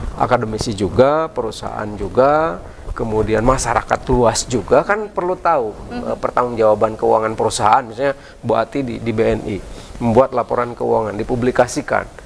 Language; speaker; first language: Indonesian; native; Indonesian